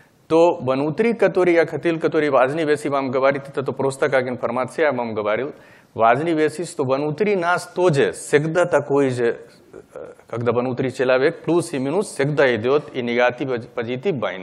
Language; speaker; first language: Russian; non-native, learner; Hindi